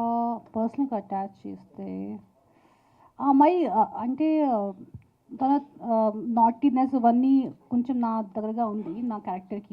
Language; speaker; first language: Telugu; non-native, local second language; Hindi